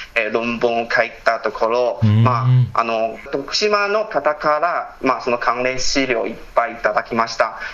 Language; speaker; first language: Japanese; non-native, fluent; Chinese